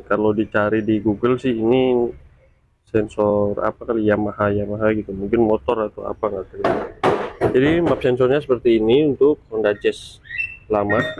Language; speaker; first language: Indonesian; native; Indonesian